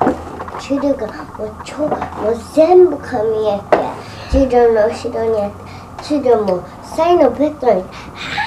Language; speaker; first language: Japanese; early bilingual, heritage; Japanese